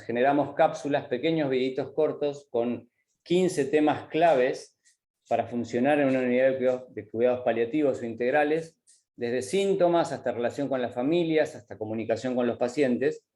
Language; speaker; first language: Spanish; native; Spanish